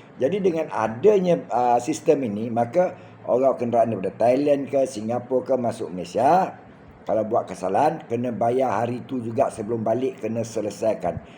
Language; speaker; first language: Malay; native; Malay